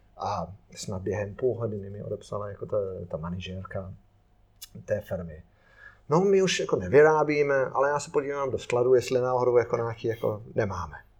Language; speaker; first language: Czech; non-native, fluent; English